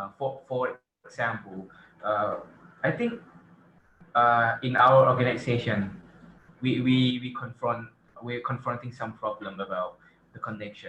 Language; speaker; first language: English; non-native, fluent; Thai